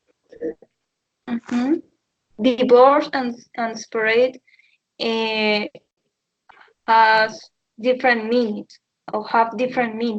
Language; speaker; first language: English; non-native, learner; Spanish